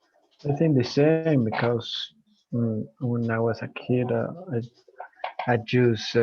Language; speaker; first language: English; non-native, learner; Spanish